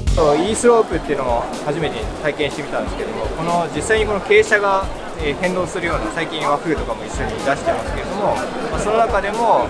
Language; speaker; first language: Japanese; native; Japanese